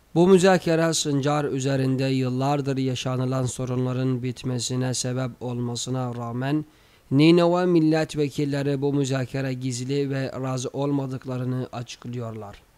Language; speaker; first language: Turkish; native; Turkish